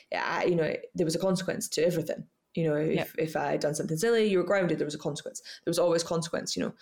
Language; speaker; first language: English; native; English